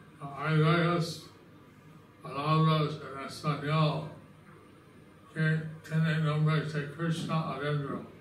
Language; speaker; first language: Spanish; non-native, learner; English